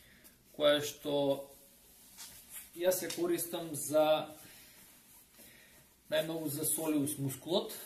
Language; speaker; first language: Macedonian; native; Macedonian